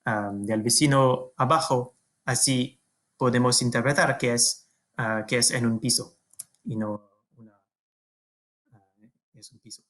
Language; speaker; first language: Spanish; non-native, fluent; French